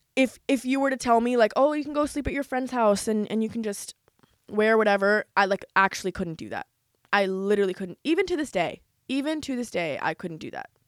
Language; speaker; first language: English; native; English